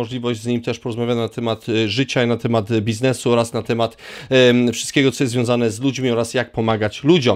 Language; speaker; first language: Polish; native; Polish